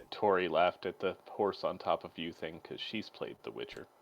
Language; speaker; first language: English; native; English